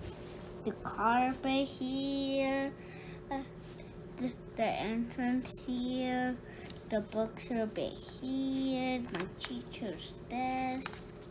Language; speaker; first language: English; early bilingual, other home language; Spanish